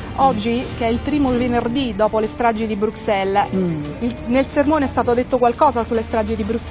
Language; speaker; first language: Italian; native; Italian